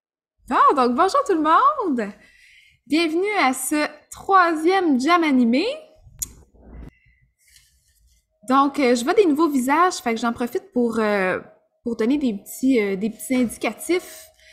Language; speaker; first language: French; native; French